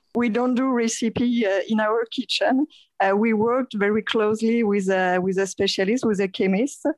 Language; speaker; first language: English; non-native, fluent; French